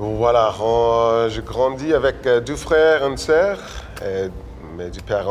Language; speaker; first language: French; non-native, local second language; English